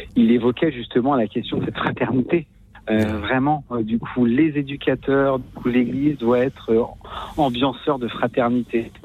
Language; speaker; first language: French; native; French